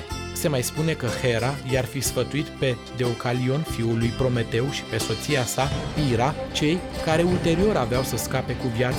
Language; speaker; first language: Romanian; native; Romanian